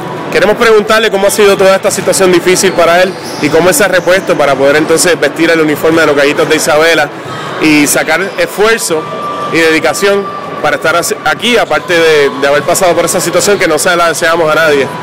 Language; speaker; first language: Spanish; native; Spanish